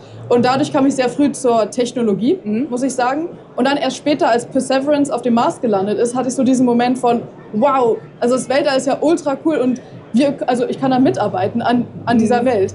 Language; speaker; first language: German; native; German